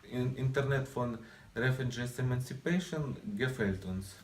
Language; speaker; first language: German; non-native, learner; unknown